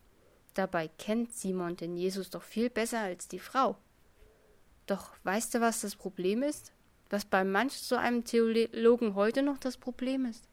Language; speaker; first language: German; native; German